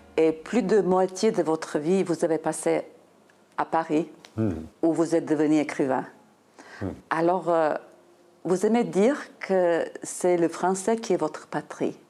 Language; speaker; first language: French; non-native, fluent; Serbian